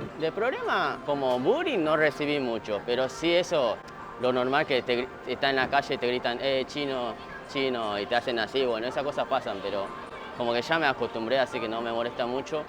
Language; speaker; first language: Spanish; early bilingual, other home language; Japanese